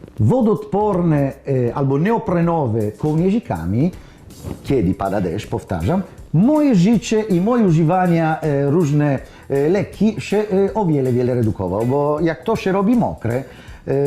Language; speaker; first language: Polish; non-native, learner; Italian